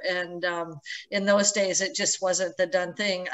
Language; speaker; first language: English; native; English